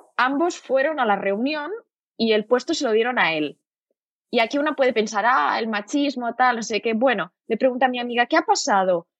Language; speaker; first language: Spanish; native; Spanish